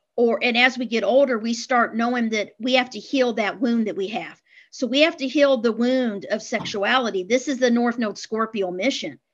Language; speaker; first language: English; native; English